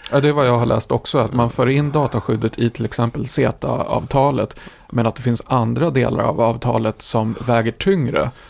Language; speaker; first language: Swedish; native; Swedish